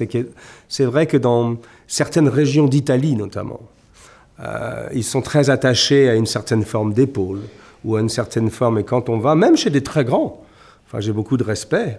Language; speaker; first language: French; native; French